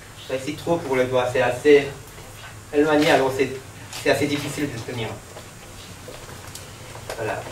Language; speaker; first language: French; non-native, learner; Korean